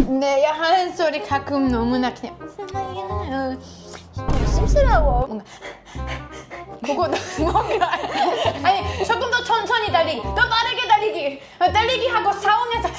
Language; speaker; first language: Korean; non-native, fluent; English